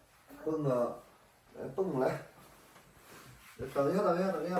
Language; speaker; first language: Chinese; native; Chinese